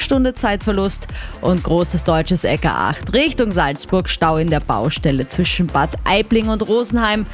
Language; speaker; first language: German; native; German